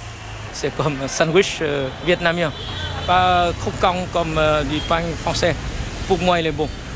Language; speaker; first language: French; non-native, fluent; Vietnamese